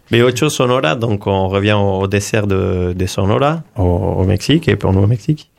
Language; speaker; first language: French; non-native, fluent; Spanish